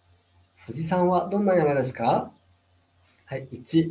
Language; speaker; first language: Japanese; non-native, fluent; Nepali